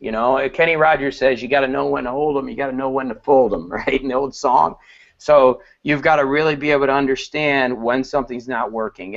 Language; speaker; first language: English; native; English